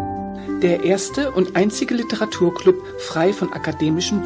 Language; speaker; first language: German; native; German